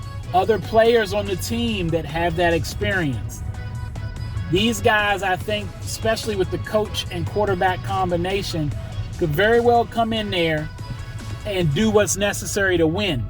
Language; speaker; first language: English; native; English